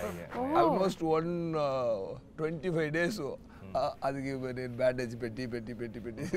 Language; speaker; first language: Telugu; non-native, learner; Tamil